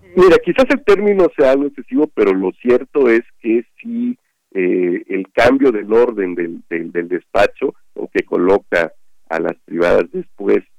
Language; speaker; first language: Spanish; native; Spanish